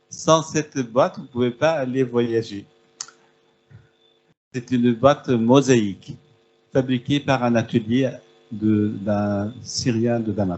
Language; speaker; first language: French; non-native, fluent; Arabic